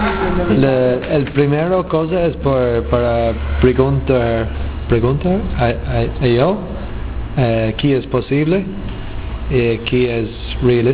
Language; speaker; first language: Spanish; non-native, learner; English